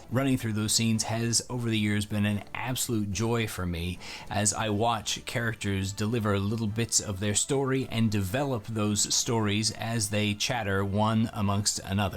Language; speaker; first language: English; native; English